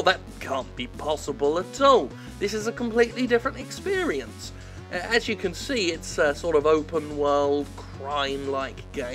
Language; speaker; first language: English; native; English